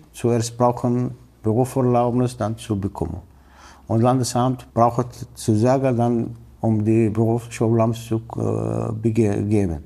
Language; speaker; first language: German; non-native, learner; Arabic